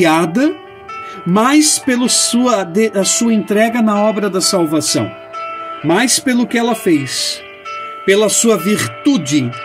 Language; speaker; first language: Portuguese; native; Portuguese